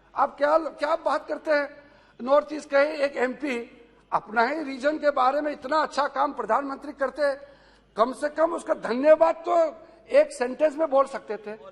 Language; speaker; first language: Hindi; non-native, local second language; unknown